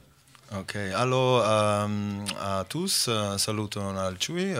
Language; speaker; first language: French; non-native, fluent; Bosnian